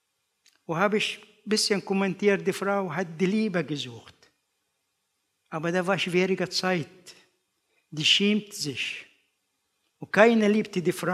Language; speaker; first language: German; non-native, learner; Arabic